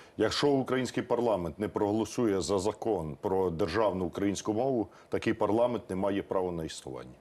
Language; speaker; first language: Ukrainian; native; Ukrainian